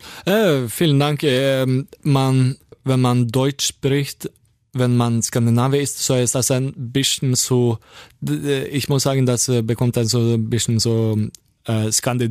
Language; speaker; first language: German; non-native, learner; Norwegian